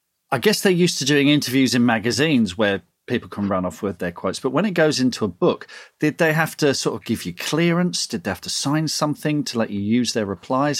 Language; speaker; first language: English; native; English